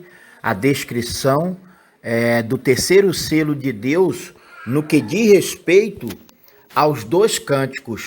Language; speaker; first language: Portuguese; native; Portuguese